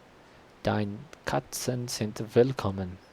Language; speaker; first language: German; non-native, learner; Spanish